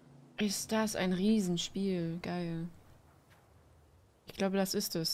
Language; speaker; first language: German; native; German